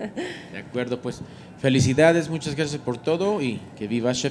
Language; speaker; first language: Spanish; native; Spanish